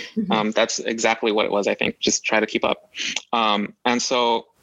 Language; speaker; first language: English; native; English